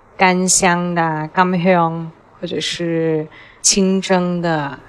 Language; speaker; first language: Chinese; native; Chinese